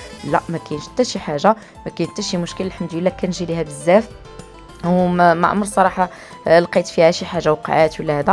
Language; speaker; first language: Arabic; native; Arabic